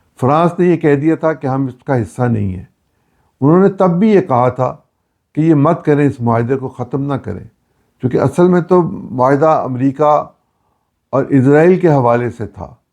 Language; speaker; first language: Urdu; native; Urdu